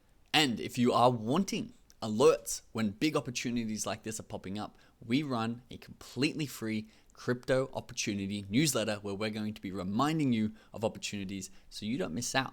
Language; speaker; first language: English; native; English